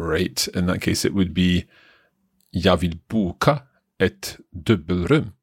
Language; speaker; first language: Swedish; non-native, learner; English